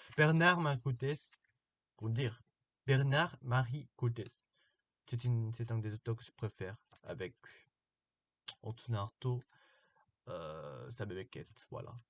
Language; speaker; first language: French; non-native, learner; Korean